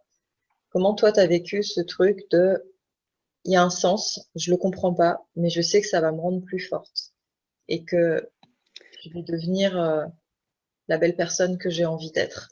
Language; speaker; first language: French; native; French